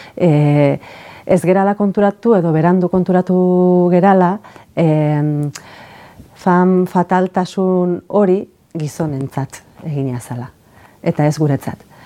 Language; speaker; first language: Basque; native; Basque